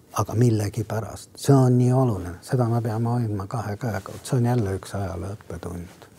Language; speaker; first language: Estonian; non-native, local second language; Russian